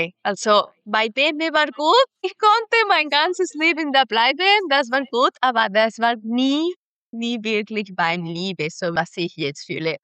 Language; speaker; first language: German; non-native, fluent; Spanish